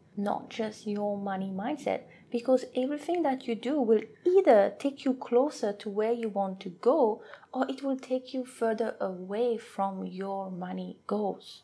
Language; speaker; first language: English; non-native, fluent; French